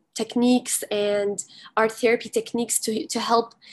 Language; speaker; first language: English; early bilingual, heritage; Arabic